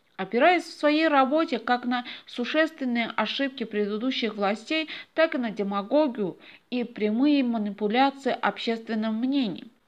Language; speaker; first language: Russian; non-native, local second language; Azerbaijani